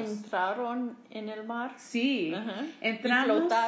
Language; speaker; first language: Spanish; non-native, fluent; English